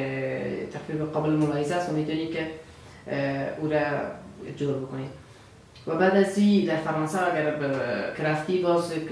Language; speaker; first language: Persian; native; Persian